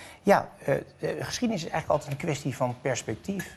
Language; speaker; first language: Dutch; native; Dutch